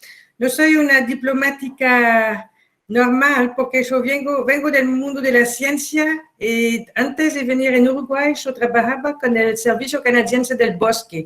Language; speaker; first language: Spanish; non-native, fluent; French